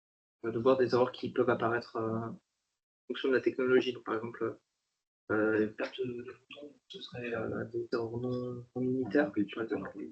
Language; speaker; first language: French; native; French